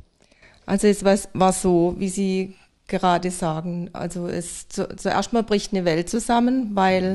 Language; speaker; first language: German; native; German